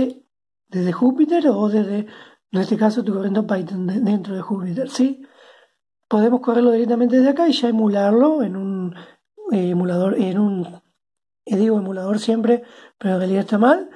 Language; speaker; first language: Spanish; native; Spanish